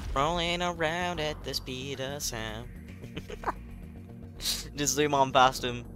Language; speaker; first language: English; native; English